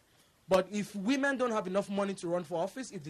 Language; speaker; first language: English; non-native, local second language; Yoruba